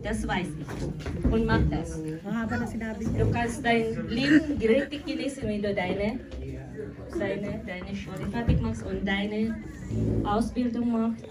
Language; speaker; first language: German; non-native, fluent; Filipino